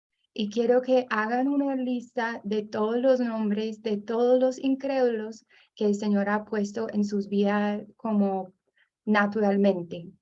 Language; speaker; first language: Spanish; non-native, fluent; English